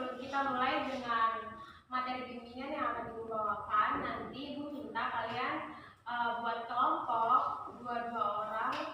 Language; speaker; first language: Indonesian; native; Indonesian